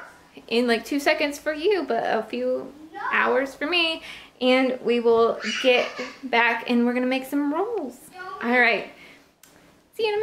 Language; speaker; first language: English; native; English